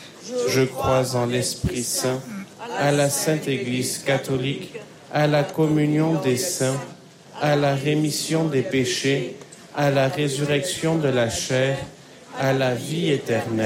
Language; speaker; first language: French; native; French